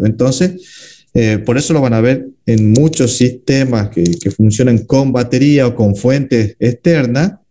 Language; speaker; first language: Spanish; native; Spanish